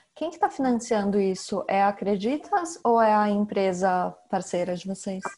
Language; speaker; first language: Portuguese; native; Portuguese